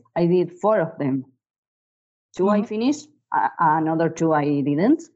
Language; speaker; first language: English; non-native, fluent; Spanish